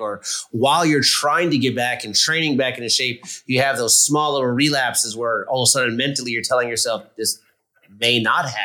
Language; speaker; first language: English; native; English